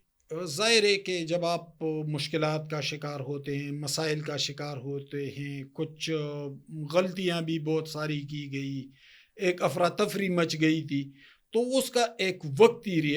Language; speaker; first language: Urdu; native; Urdu